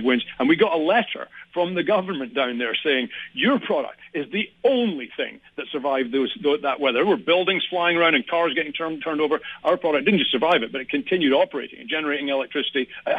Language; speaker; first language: English; native; English